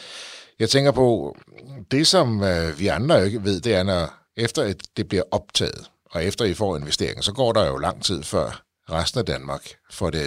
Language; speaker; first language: Danish; native; Danish